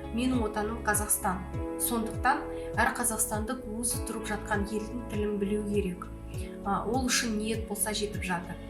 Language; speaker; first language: Kazakh; non-native, local second language; Romanian